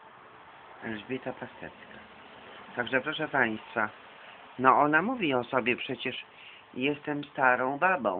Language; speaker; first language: Polish; native; Polish